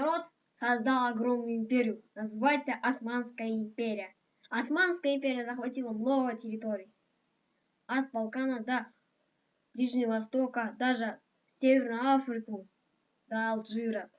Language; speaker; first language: Russian; non-native, local second language; Kazakh